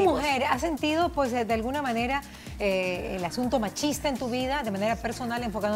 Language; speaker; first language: Spanish; native; Spanish